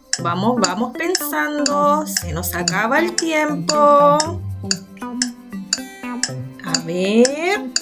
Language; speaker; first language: Spanish; native; Spanish